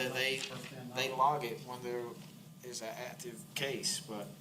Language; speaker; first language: English; native; English